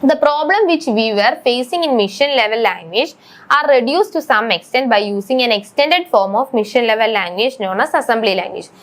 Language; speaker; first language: English; non-native, local second language; Malayalam